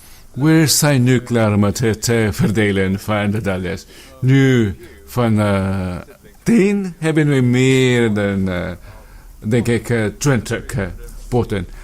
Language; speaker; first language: Dutch; non-native, fluent; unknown